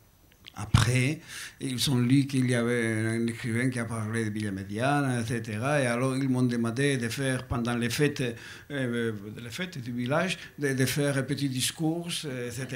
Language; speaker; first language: French; non-native, learner; Basque